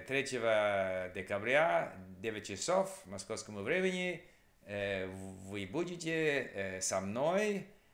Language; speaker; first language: Russian; non-native, learner; English